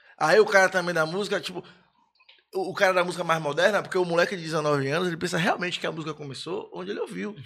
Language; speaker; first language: Portuguese; native; Portuguese